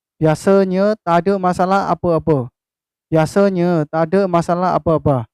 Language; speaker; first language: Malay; non-native, fluent; Burmese